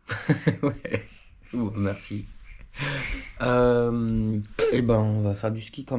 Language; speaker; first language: French; native; French